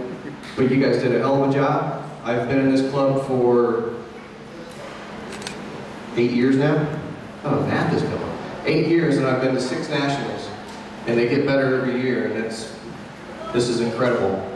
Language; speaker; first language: English; native; English